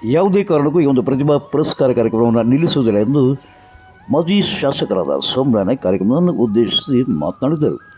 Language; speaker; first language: Kannada; native; Kannada